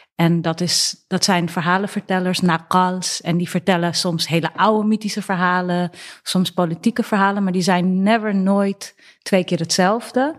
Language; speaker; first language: Dutch; early bilingual, other home language; Persian